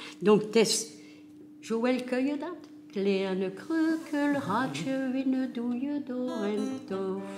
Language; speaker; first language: Dutch; non-native, local second language; French